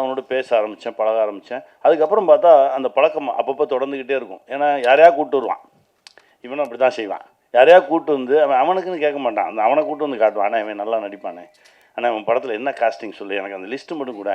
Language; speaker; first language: Tamil; native; Tamil